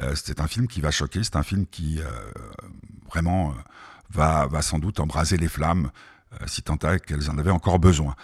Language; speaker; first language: French; native; French